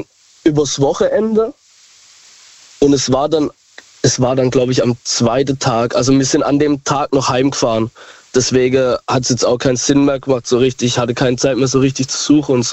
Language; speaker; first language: German; native; German